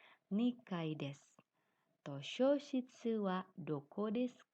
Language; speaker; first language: Japanese; non-native, fluent; Indonesian